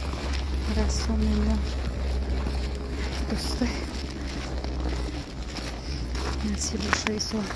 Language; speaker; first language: Russian; non-native, learner; Tajik